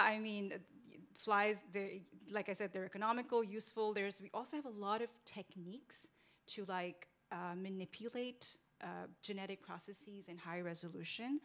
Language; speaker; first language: English; non-native, local second language; Urdu